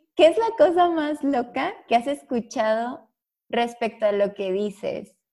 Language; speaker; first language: Spanish; native; Spanish